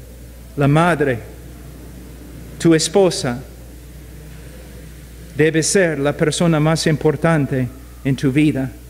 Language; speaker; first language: Spanish; non-native, fluent; English